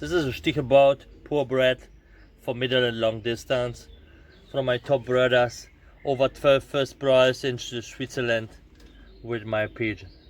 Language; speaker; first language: English; non-native, learner; Polish